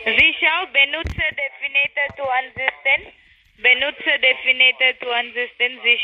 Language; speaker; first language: German; non-native, learner; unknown